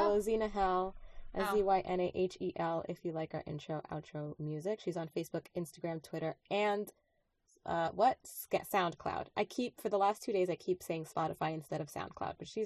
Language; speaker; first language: English; non-native, fluent; Spanish